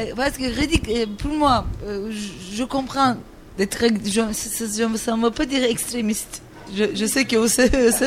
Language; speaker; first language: French; non-native, learner; Turkish